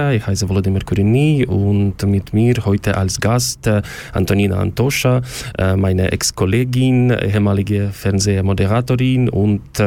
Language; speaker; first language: German; non-native, learner; Ukrainian